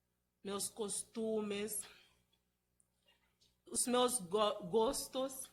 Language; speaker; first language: Portuguese; non-native, fluent; Haitian Creole